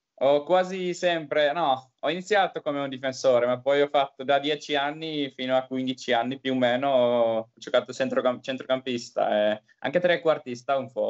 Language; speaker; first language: Italian; non-native, learner; Finnish